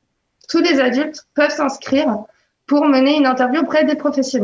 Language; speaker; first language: French; native; French